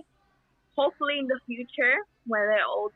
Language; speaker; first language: English; non-native, fluent; Spanish